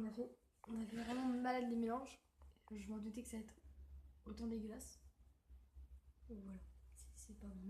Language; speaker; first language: French; native; French